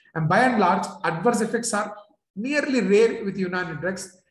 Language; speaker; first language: English; non-native, local second language; Urdu